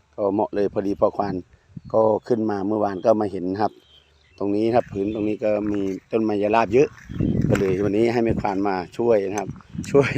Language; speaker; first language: Thai; non-native, local second language; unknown